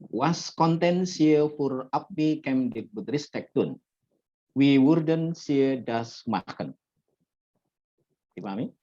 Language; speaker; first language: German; non-native, fluent; Indonesian